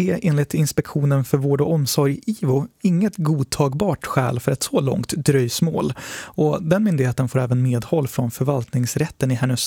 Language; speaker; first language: Swedish; native; Swedish